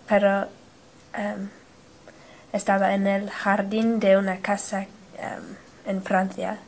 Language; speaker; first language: Spanish; non-native, learner; English